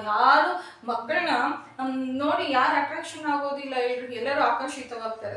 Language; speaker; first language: Kannada; non-native, local second language; Telugu